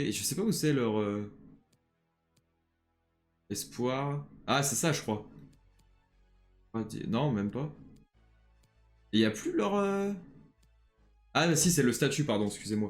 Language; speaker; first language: French; native; French